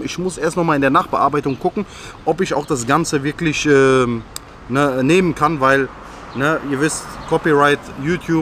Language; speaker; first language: German; non-native, local second language; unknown